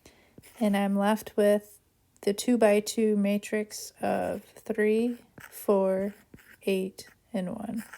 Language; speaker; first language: English; native; English